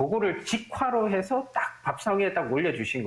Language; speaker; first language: Korean; native; Korean